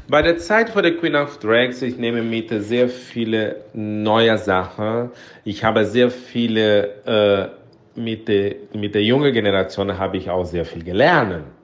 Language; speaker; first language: German; non-native, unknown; Portuguese